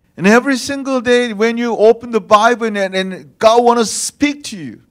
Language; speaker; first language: English; non-native, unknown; Korean